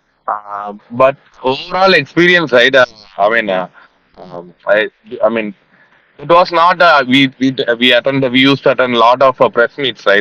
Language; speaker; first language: English; non-native, local second language; Tamil